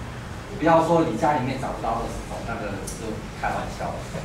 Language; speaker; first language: Chinese; native; Chinese